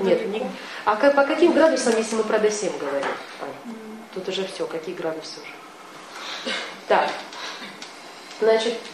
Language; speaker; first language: Russian; native; Russian